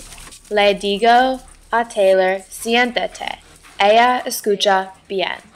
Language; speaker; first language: Spanish; non-native, learner; English